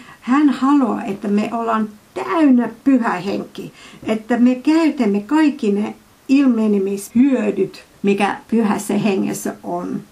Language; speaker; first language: Finnish; non-native, fluent; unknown